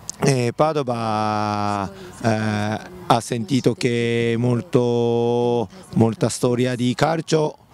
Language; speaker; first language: Italian; non-native, learner; Japanese